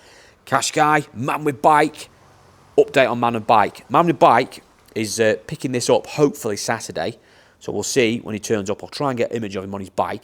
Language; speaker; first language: English; native; English